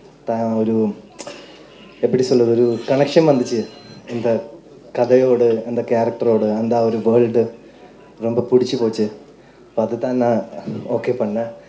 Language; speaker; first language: Tamil; non-native, learner; Malayalam